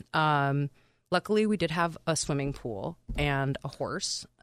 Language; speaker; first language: English; native; English